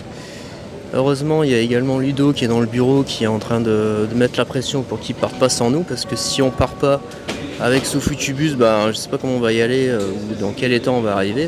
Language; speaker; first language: French; native; French